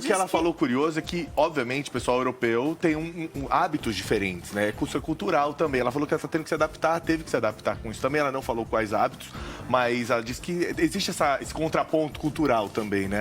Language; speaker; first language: Portuguese; native; Portuguese